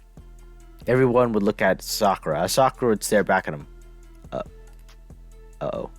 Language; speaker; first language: English; native; English